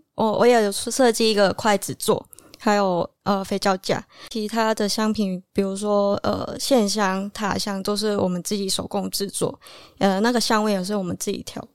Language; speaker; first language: Chinese; non-native, local second language; Cantonese